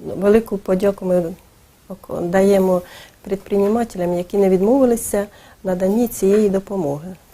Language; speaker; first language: Ukrainian; native; Ukrainian